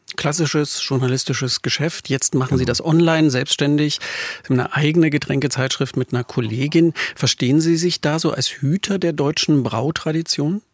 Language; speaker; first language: German; native; German